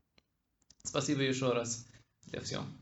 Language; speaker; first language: Russian; non-native, learner; English